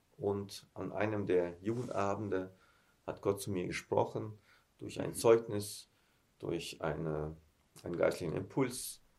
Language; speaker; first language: German; early bilingual, heritage; German